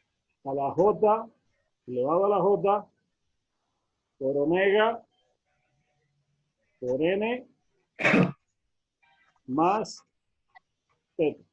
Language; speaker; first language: Spanish; native; Spanish